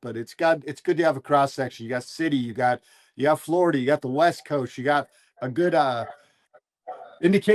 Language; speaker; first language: English; native; English